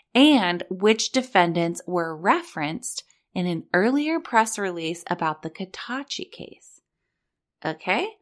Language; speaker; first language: English; native; English